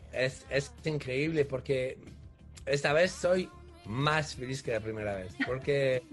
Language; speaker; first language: Spanish; non-native, fluent; French